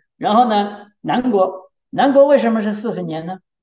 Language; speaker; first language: Chinese; native; Chinese